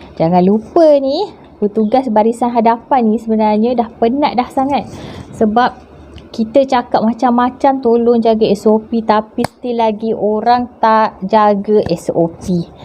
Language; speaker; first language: Malay; native; Malay